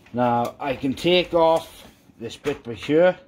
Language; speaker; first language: English; native; English